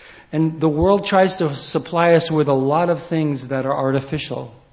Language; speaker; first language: English; native; English